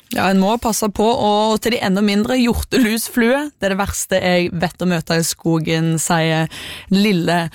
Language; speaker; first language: Norwegian; native; Norwegian